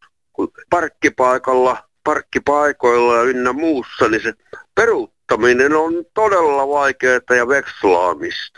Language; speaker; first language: Finnish; native; Finnish